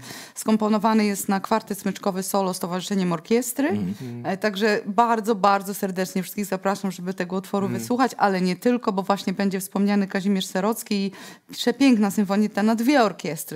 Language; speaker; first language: Polish; native; Polish